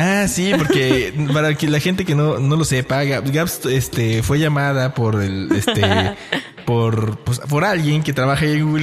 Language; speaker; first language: Spanish; native; Spanish